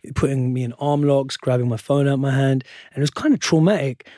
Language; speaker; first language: English; non-native, local second language; Urdu